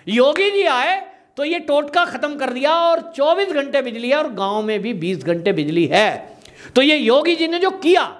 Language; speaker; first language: Hindi; native; Hindi